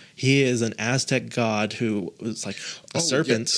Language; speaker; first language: English; native; English